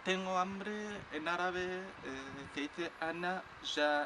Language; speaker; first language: Spanish; non-native, local second language; Arabic